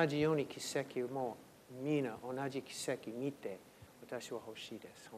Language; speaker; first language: Japanese; non-native, learner; English